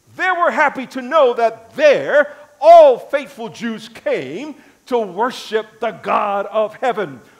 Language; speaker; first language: English; native; English